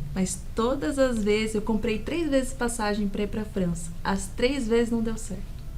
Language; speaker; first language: Portuguese; native; Portuguese